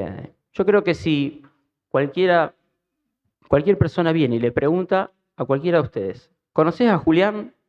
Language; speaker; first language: Spanish; native; Spanish